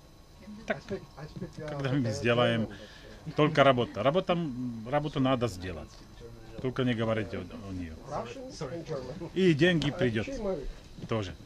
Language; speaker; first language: Russian; non-native, learner; Czech